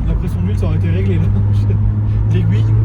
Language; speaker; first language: French; native; French